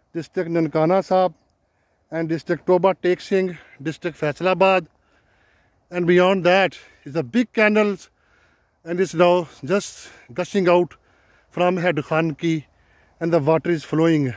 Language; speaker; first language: Urdu; non-native, local second language; Punjabi